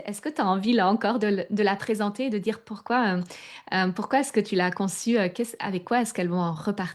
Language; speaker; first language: French; native; French